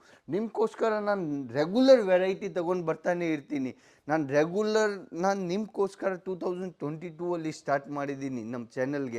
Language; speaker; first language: Kannada; non-native, local second language; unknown